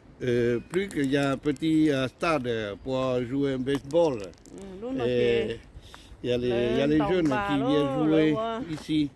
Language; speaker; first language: French; non-native, learner; Hmong